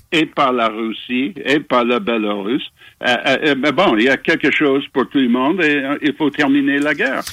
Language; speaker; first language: French; non-native, fluent; English